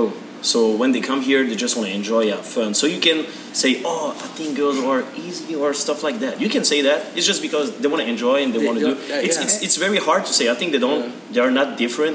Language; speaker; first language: English; non-native, learner; French